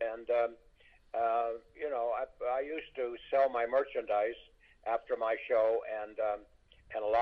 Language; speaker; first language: English; native; English